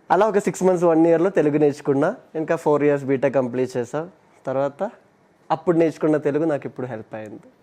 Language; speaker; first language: Telugu; non-native, local second language; Malayalam